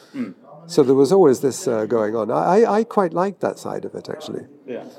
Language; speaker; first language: English; native; English